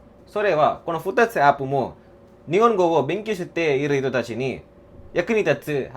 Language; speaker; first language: Japanese; non-native, learner; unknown